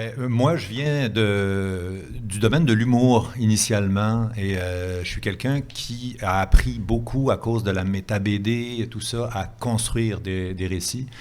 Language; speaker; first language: French; native; French